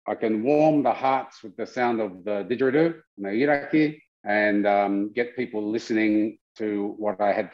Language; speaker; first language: English; native; English